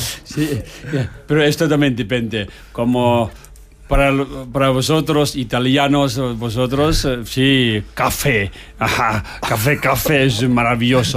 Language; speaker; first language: Spanish; non-native, learner; Tibetan